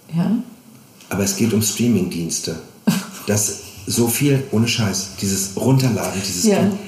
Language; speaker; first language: German; native; German